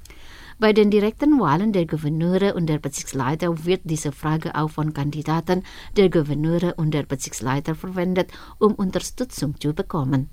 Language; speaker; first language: German; non-native, fluent; Indonesian